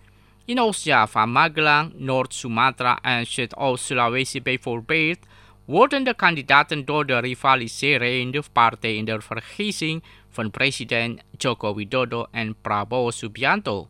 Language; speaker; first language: Dutch; non-native, fluent; Indonesian